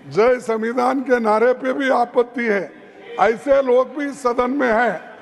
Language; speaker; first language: Hindi; non-native, local second language; Kannada